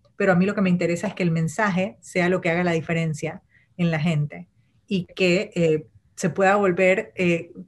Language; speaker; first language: Spanish; native; Spanish